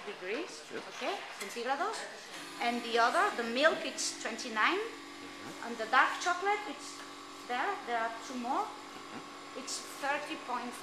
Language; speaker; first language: English; non-native, learner; Spanish